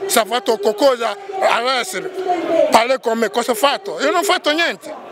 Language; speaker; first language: Italian; non-native, fluent; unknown